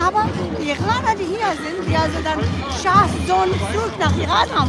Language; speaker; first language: German; non-native, fluent; Persian